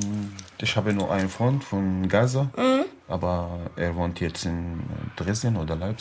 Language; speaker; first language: German; non-native, learner; Arabic